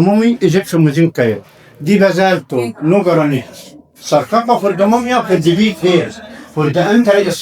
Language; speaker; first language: Dutch; non-native, learner; Arabic